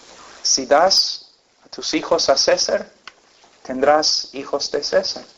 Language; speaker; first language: Spanish; non-native, fluent; English